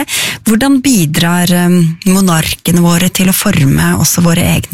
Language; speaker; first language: Norwegian; native; Norwegian